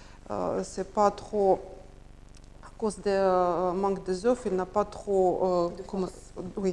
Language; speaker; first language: French; non-native, learner; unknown